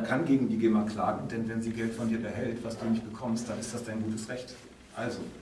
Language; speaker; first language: German; native; German